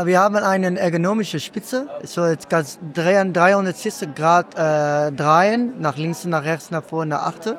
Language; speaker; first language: German; non-native, learner; Dutch